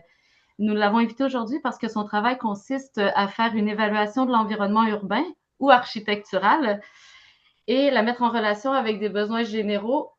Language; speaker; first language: French; native; French